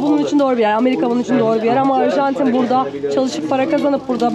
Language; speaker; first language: Turkish; native; Turkish